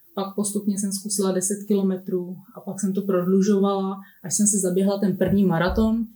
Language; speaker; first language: Czech; native; Czech